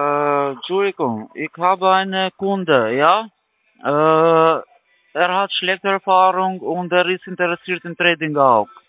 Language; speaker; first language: German; non-native, learner; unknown